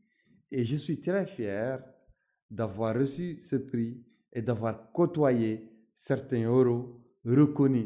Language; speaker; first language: French; non-native, local second language; Arabic